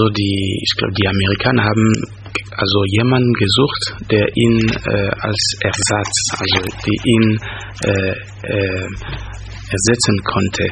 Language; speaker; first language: German; non-native, fluent; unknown